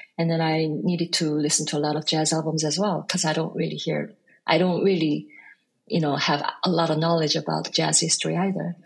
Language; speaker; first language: English; non-native, fluent; Korean